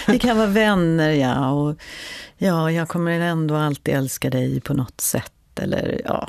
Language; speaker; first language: Swedish; native; Swedish